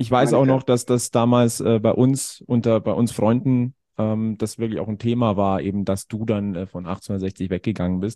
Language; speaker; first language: German; native; German